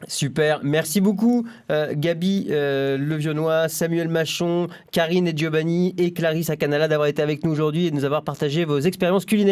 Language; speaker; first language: French; native; French